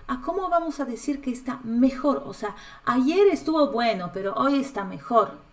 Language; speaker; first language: Spanish; non-native, fluent; Polish